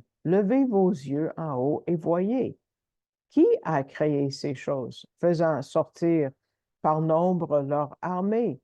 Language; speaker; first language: French; native; French